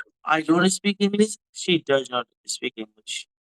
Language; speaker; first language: English; non-native, fluent; Hindi